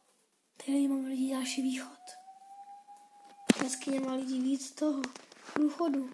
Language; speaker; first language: Czech; non-native, learner; Slovak